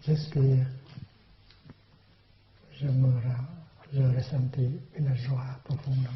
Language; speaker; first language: French; non-native, fluent; Vietnamese